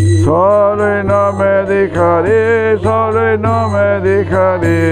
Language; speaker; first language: Italian; non-native, learner; Spanish